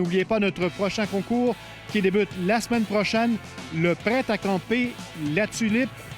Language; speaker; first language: French; native; French